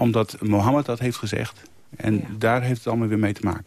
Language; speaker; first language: Dutch; native; Dutch